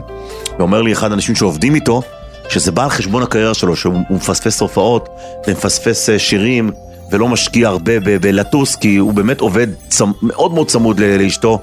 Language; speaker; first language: Hebrew; native; Hebrew